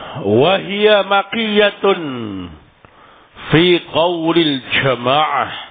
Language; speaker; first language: Arabic; non-native, fluent; Indonesian